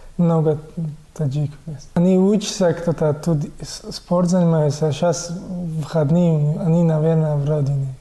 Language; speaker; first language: Russian; non-native, local second language; Tajik